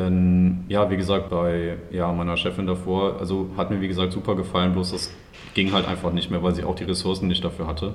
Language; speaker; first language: German; native; German